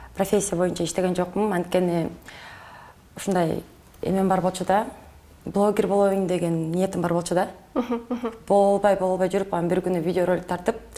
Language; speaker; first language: Kyrgyz; non-native, local second language; Russian